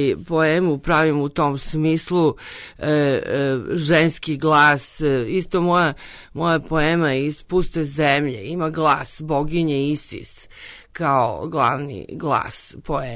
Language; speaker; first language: Serbian; native; Serbian